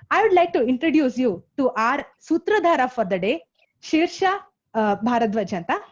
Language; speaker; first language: English; non-native, local second language; Kannada